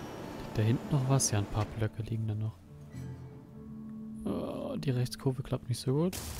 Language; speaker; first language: German; native; German